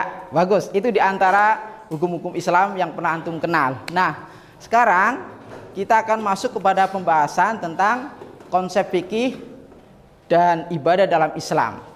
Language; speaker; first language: Indonesian; native; Indonesian